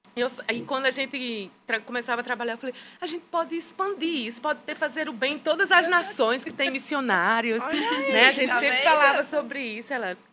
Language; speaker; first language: Portuguese; native; Portuguese